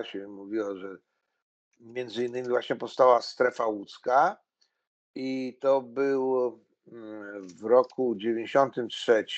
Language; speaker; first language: Polish; native; Polish